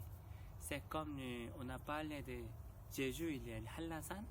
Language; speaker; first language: French; non-native, learner; Korean